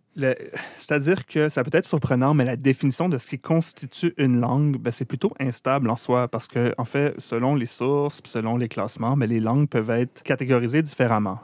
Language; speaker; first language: French; native; French